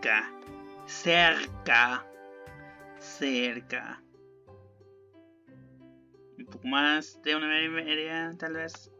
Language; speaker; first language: Spanish; non-native, learner; English